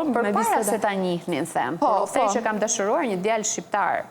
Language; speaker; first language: Albanian; native; Albanian